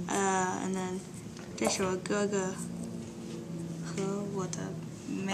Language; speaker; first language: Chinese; non-native, learner; English